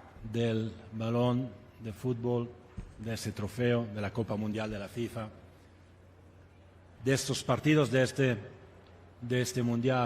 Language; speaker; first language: Spanish; non-native, fluent; Italian